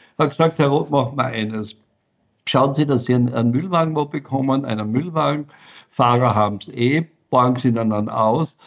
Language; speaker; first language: German; native; German